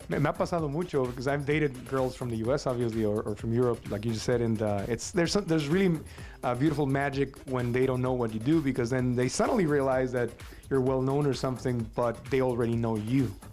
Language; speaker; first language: English; non-native, fluent; Spanish